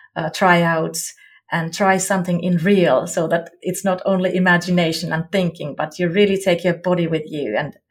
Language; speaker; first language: English; non-native, fluent; Finnish